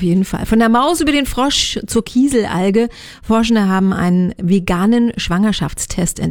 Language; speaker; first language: German; native; German